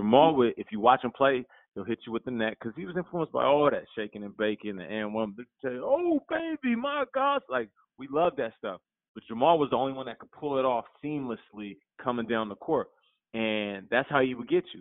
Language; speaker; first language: English; native; English